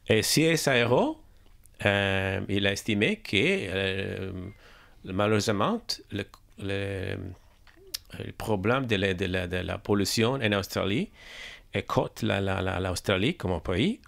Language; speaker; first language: French; non-native, learner; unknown